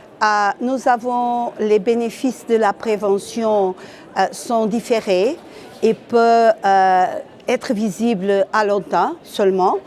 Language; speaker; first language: French; non-native, fluent; Portuguese